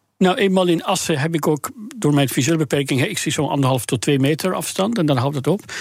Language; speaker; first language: Dutch; non-native, fluent; Persian